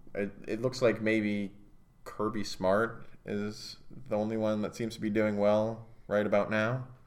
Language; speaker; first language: English; native; English